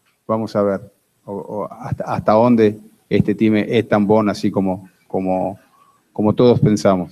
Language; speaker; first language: Spanish; non-native, fluent; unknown